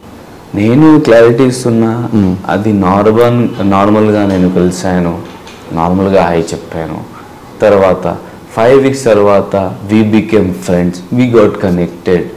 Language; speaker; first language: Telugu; non-native, learner; Hindi